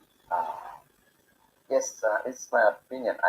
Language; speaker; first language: English; non-native, learner; Bangla